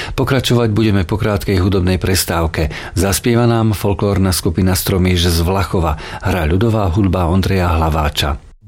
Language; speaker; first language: Slovak; native; Slovak